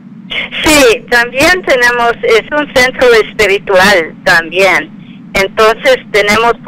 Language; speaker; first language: Spanish; non-native, fluent; English